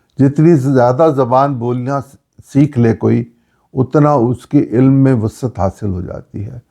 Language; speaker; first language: Urdu; non-native, local second language; Punjabi